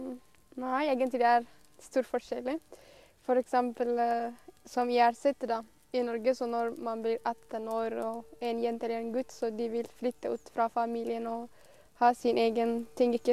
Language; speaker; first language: Norwegian; non-native, fluent; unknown